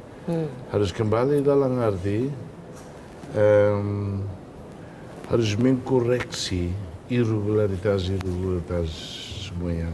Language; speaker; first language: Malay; non-native, fluent; Tetum